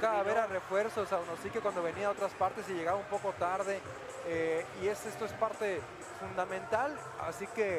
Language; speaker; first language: Spanish; native; Spanish